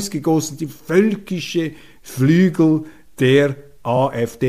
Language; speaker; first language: German; native; German